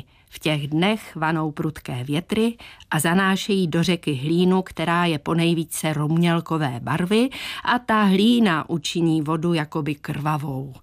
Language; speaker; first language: Czech; native; Czech